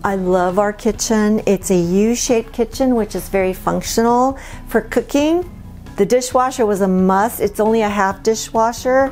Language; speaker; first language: English; non-native, fluent; Spanish